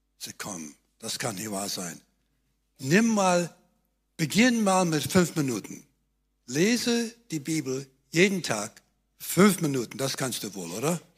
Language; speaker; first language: German; native; German